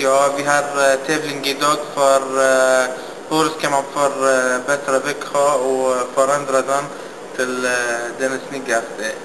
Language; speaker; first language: Swedish; non-native, learner; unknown